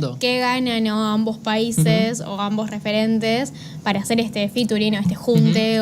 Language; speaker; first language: Spanish; native; Spanish